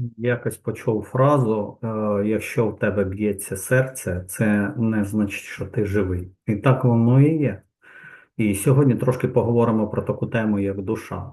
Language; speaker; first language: Ukrainian; non-native, local second language; Russian